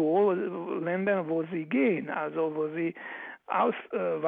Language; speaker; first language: German; non-native, fluent; Croatian